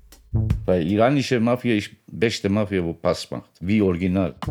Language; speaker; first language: German; non-native, fluent; Turkish